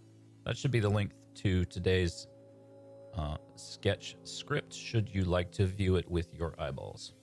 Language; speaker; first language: English; native; English